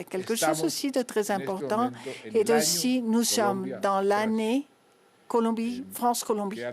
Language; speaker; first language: French; non-native, fluent; Spanish